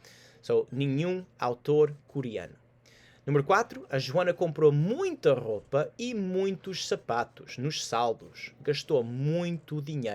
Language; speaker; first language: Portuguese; non-native, fluent; English